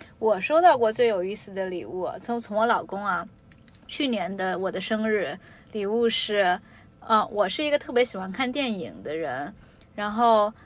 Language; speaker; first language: Chinese; native; Chinese